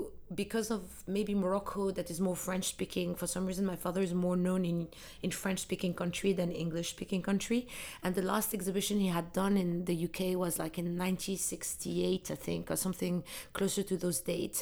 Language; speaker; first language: English; non-native, fluent; Arabic